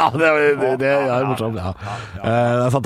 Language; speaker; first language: Norwegian; native; Norwegian